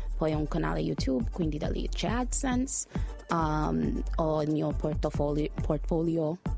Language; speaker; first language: Italian; non-native, fluent; English